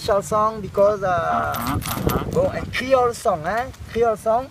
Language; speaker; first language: English; non-native, learner; Morisyen